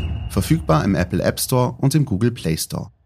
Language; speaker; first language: German; native; German